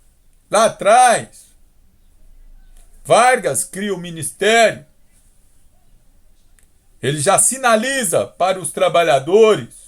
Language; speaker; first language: Portuguese; native; Portuguese